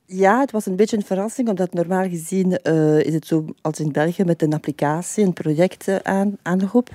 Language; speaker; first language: Dutch; non-native, fluent; French